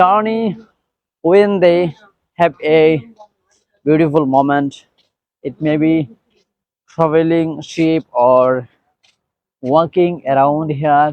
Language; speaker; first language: English; non-native, learner; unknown